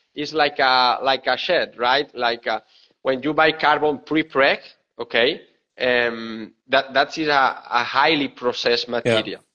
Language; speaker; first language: English; non-native, fluent; Spanish